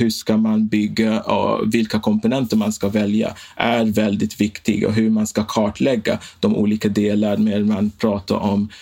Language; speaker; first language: Swedish; non-native, fluent; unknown